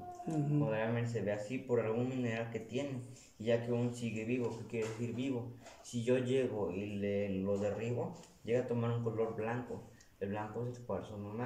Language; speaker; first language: Spanish; native; Spanish